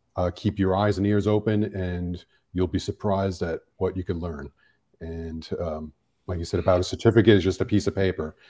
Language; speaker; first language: English; native; English